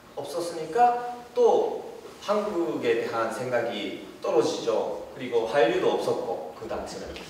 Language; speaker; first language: Korean; early bilingual, heritage; Japanese